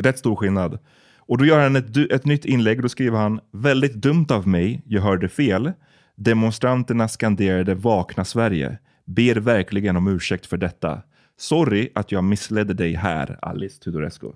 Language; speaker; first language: Swedish; native; Swedish